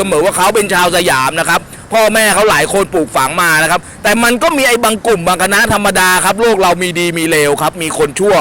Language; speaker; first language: Thai; native; Thai